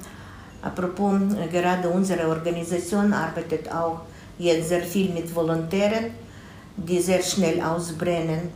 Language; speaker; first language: German; non-native, fluent; Russian